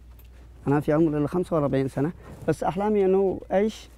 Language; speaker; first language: Arabic; native; Arabic